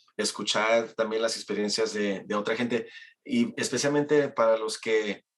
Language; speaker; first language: Spanish; early bilingual, heritage; Spanish